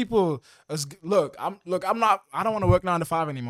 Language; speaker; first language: English; early bilingual, other home language; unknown